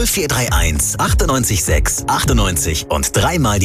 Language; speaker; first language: German; native; German